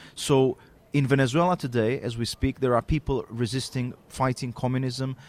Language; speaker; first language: English; non-native, fluent; Romanian